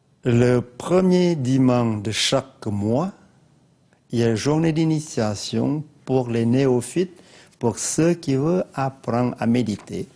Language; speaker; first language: French; non-native, learner; Lao